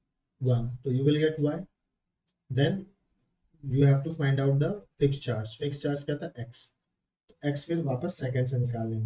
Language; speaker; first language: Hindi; native; Hindi